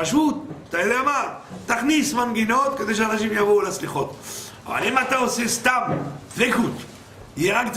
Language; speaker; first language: Hebrew; non-native, fluent; French